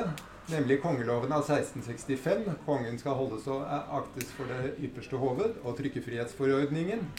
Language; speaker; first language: Norwegian; native; Norwegian